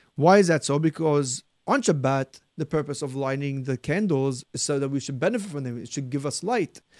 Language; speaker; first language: English; early bilingual, heritage; Arabic